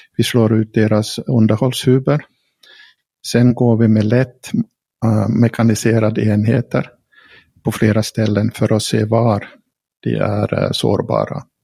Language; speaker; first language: Swedish; native; Swedish